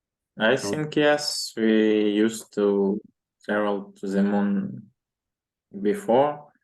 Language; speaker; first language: English; non-native, learner; Russian